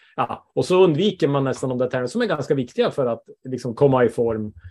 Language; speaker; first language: Swedish; native; Swedish